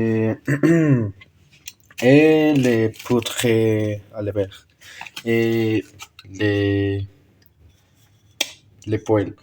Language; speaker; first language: French; non-native, learner; Spanish